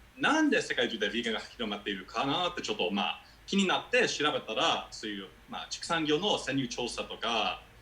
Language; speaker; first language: Japanese; non-native, fluent; English